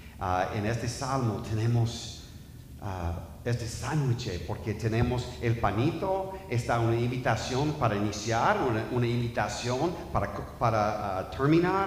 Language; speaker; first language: Spanish; non-native, fluent; English